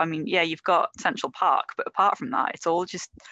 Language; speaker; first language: English; native; English